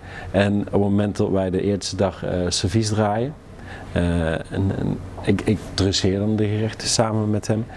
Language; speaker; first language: Dutch; native; Dutch